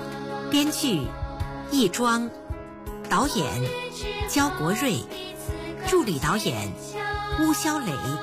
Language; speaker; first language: Chinese; native; Chinese